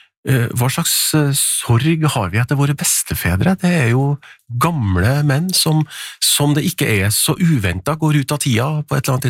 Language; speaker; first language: Norwegian; native; Norwegian